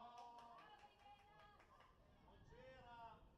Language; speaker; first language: Italian; native; Italian